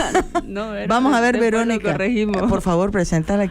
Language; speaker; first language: Spanish; native; Spanish